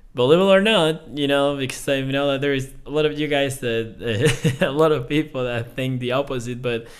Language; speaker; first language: English; non-native, fluent; Spanish